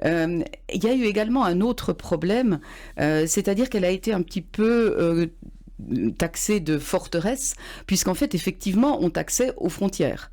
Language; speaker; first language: French; native; French